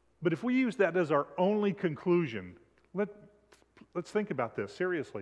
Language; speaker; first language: English; native; English